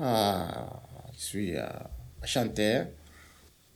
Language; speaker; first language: French; non-native, learner; Arabic